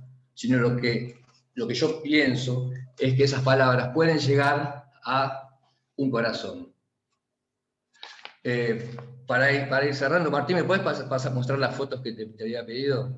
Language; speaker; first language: Spanish; native; Spanish